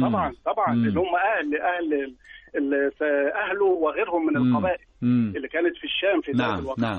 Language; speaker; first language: Arabic; native; Arabic